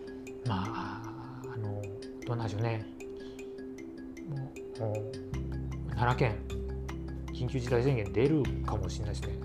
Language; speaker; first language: Japanese; native; Japanese